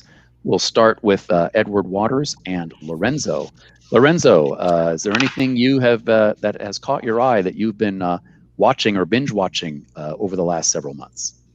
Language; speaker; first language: English; native; English